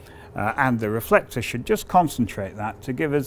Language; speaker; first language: English; native; English